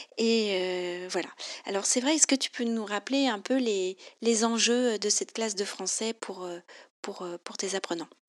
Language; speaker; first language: French; native; French